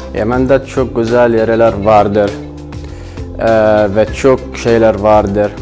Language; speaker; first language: Turkish; non-native, learner; Arabic